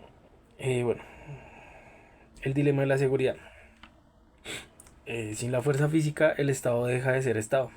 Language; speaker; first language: Spanish; native; Spanish